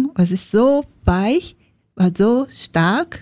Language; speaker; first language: German; non-native, learner; Japanese